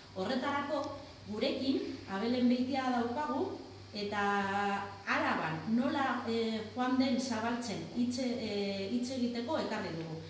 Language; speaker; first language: Basque; non-native, local second language; Spanish